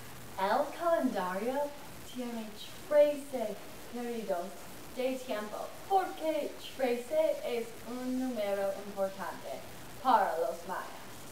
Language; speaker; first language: Spanish; non-native, learner; English